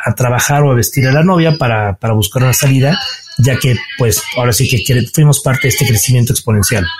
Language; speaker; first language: Spanish; native; Spanish